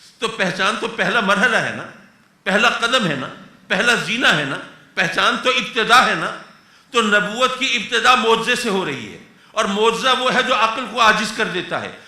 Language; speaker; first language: Urdu; native; Urdu